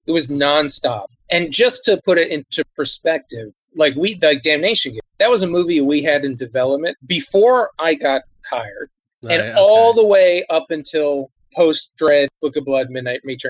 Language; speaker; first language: English; native; English